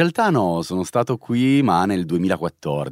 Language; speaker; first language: Italian; native; Italian